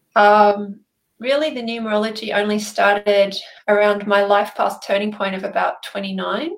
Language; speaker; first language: English; native; English